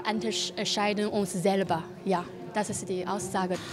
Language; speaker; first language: German; non-native, learner; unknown